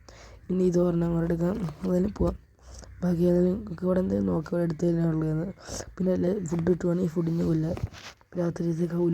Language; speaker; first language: Malayalam; native; Malayalam